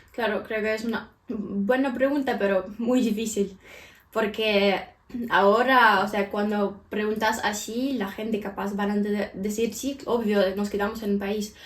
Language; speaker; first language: Spanish; non-native, fluent; Ukrainian